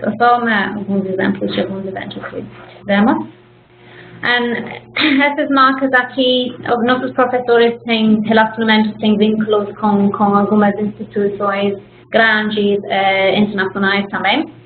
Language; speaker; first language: Portuguese; non-native, fluent; English